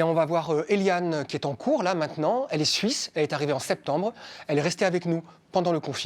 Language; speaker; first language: French; native; French